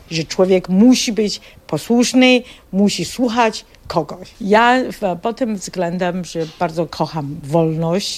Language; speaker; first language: Polish; non-native, fluent; Chinese